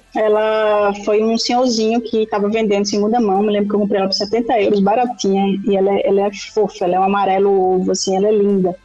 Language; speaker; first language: Portuguese; native; Portuguese